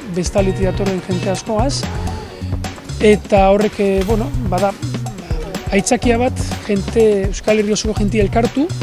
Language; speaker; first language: Basque; native; Basque